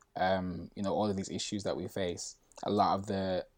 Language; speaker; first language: English; native; English